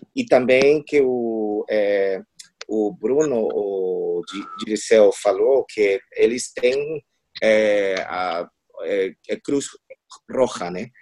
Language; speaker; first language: Portuguese; non-native, fluent; Chinese